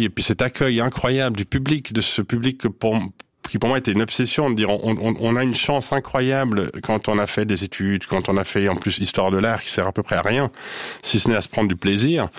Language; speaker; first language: French; non-native, local second language; Swiss German